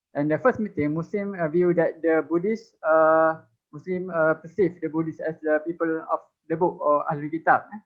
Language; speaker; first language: English; non-native, fluent; Malay